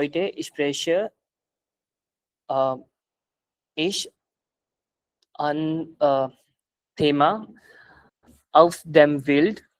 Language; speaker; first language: German; non-native, learner; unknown